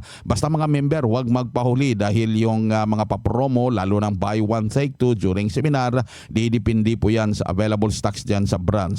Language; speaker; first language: Filipino; native; Filipino